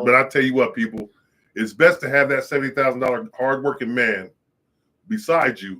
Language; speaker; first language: English; native; English